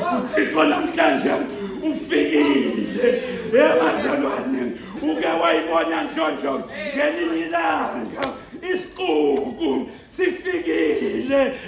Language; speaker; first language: Zulu; non-native, local second language; Xhosa